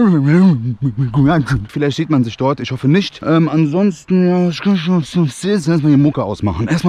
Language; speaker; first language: German; early bilingual, other home language; Bosnian